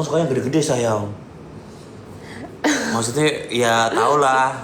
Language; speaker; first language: Indonesian; native; Indonesian